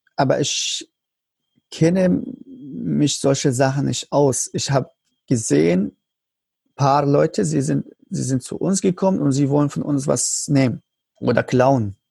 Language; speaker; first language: German; non-native, learner; Arabic